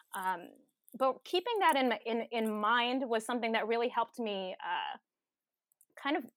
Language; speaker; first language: English; early bilingual, other home language; Filipino